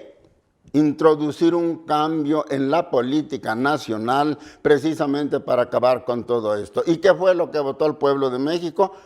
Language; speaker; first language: Spanish; native; Spanish